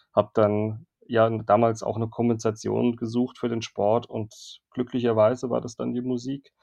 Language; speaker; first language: German; native; German